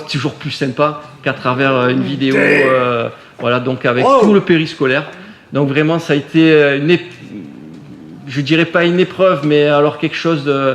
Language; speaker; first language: French; native; French